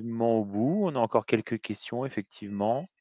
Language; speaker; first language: French; native; French